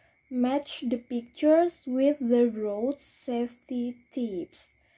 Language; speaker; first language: English; non-native, fluent; Indonesian